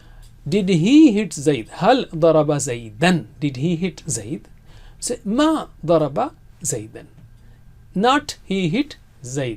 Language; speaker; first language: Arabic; non-native, fluent; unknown